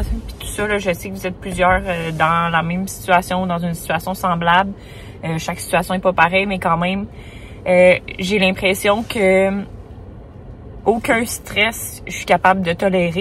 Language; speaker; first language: French; native; French